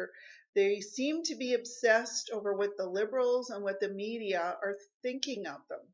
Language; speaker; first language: English; native; English